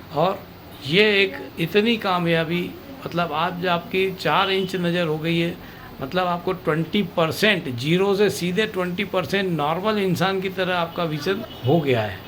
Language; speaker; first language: Hindi; native; Hindi